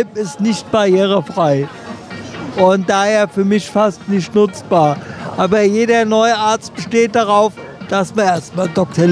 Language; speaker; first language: German; native; German